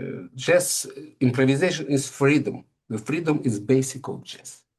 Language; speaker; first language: English; non-native, learner; Russian